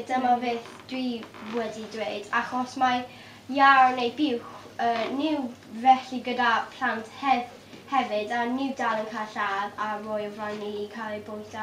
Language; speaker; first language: Welsh; non-native, local second language; English